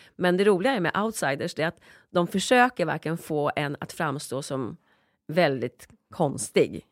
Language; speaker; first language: Swedish; early bilingual, other home language; Polish